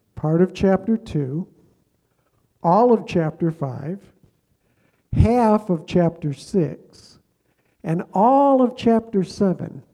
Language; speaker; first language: English; native; English